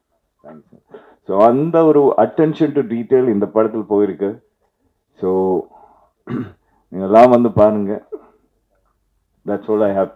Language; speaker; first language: Tamil; non-native, learner; Kannada